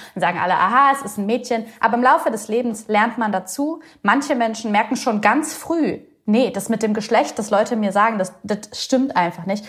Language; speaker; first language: German; early bilingual, other home language; Bulgarian